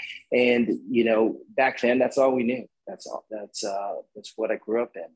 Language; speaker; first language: English; native; English